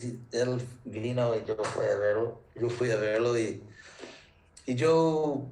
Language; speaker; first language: Spanish; non-native, fluent; English